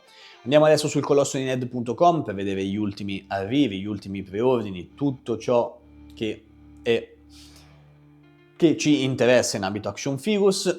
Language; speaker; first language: Italian; native; Italian